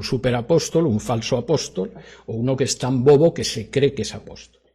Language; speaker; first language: Spanish; native; Spanish